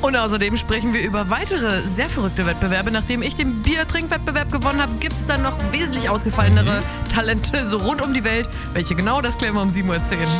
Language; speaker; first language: German; native; German